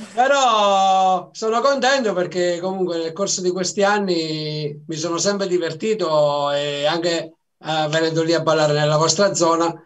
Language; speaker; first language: Italian; native; Italian